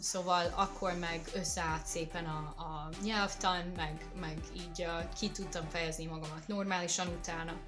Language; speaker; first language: Hungarian; non-native, fluent; English